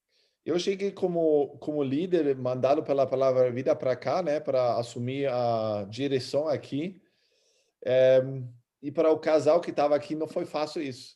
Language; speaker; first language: Portuguese; early bilingual, other home language; German